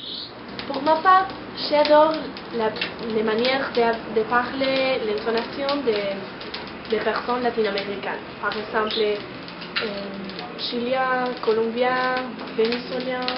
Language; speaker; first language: French; non-native, learner; Spanish